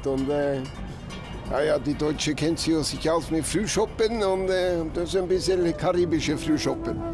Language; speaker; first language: German; non-native, learner; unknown